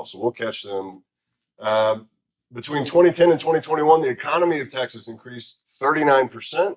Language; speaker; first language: English; native; English